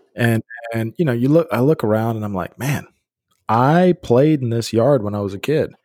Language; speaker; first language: English; early bilingual, other home language; Bosnian